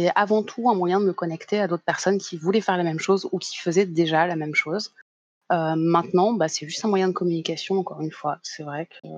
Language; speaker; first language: French; native; French